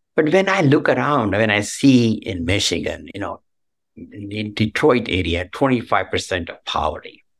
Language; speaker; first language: English; non-native, local second language; Marathi